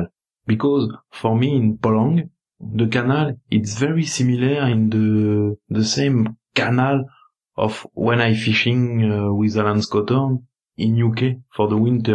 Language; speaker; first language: English; non-native, learner; French